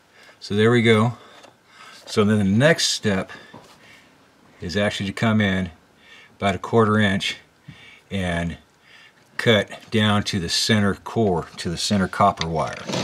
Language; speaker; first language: English; native; English